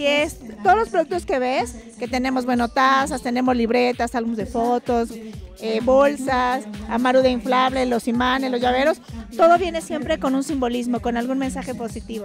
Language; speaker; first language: Spanish; native; Spanish